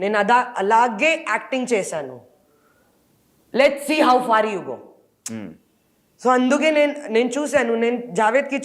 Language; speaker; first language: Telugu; non-native, local second language; Hindi